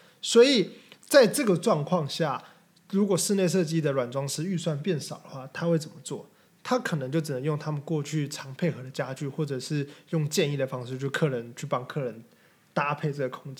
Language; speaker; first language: Chinese; native; Chinese